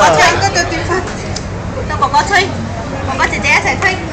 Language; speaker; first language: Chinese; native; Chinese